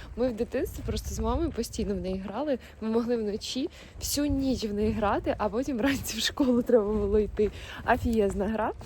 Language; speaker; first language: Ukrainian; native; Ukrainian